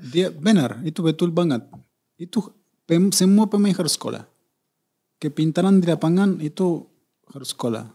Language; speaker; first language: Indonesian; non-native, fluent; Spanish